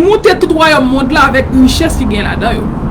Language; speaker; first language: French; non-native, local second language; Haitian Creole